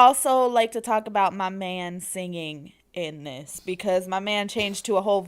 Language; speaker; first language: English; native; English